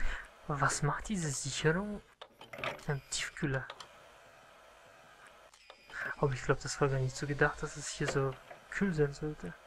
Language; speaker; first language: German; native; German